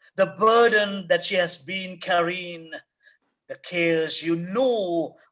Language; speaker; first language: English; non-native, local second language; Sinhala